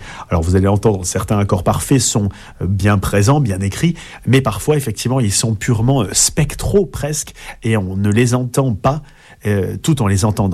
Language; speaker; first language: French; native; French